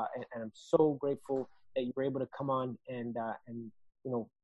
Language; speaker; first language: English; early bilingual, other home language; Spanish